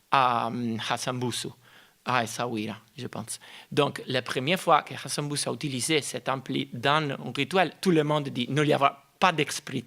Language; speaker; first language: French; non-native, fluent; Italian